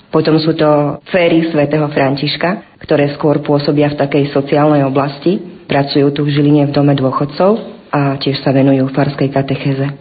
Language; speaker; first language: Slovak; native; Slovak